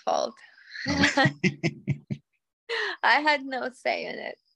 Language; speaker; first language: English; early bilingual, other home language; Russian